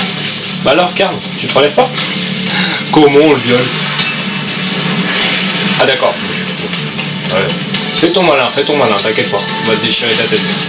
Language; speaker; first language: French; native; French